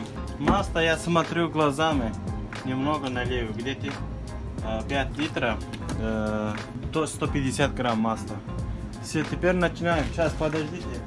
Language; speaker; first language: Russian; non-native, learner; Turkmen